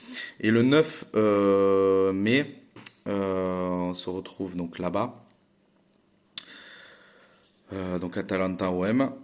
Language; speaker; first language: French; native; French